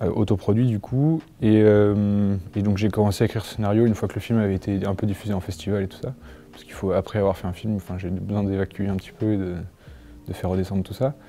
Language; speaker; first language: French; native; French